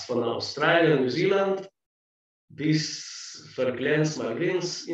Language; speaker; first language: German; non-native, fluent; Russian